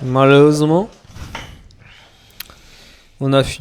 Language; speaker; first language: French; non-native, fluent; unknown